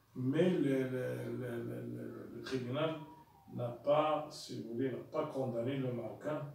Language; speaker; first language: French; non-native, local second language; Arabic